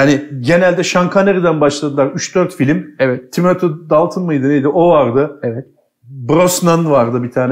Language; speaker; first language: Turkish; native; Turkish